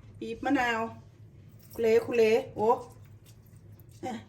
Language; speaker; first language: Thai; native; Thai